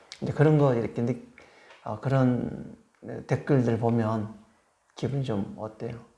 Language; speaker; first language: Korean; native; Korean